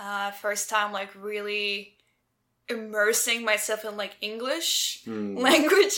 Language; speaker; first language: English; non-native, fluent; Russian